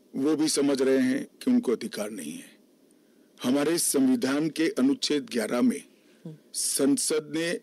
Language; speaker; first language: Hindi; non-native, local second language; Gujarati